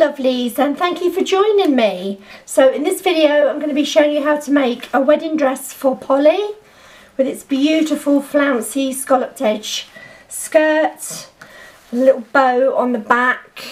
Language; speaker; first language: English; native; English